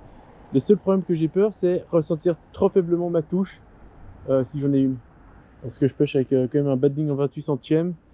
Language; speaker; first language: French; native; French